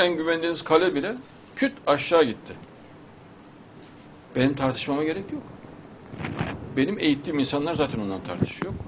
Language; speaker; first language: Turkish; native; Turkish